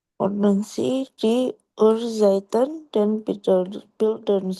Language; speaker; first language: German; non-native, learner; Indonesian